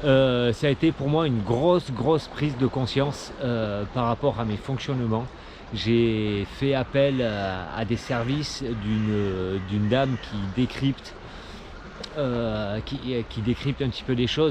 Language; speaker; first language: French; native; French